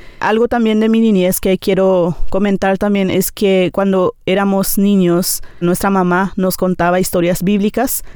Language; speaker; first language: Spanish; non-native, local second language; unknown